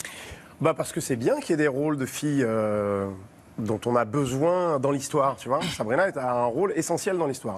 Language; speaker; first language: French; native; French